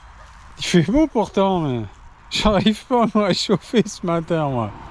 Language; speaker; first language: French; native; French